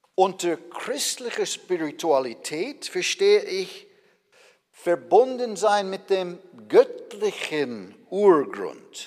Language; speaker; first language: German; non-native, fluent; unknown